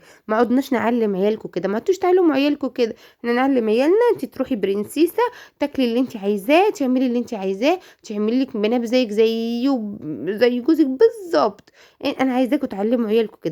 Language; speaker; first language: Arabic; native; Arabic